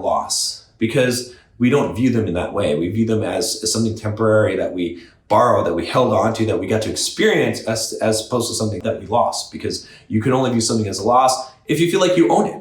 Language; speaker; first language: English; native; English